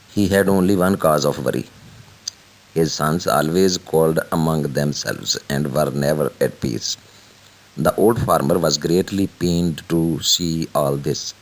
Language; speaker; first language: English; non-native, local second language; Urdu